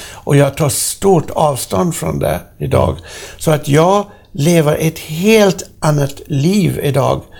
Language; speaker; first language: Swedish; non-native, fluent; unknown